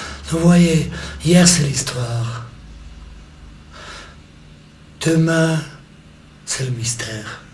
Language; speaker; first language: French; non-native, local second language; German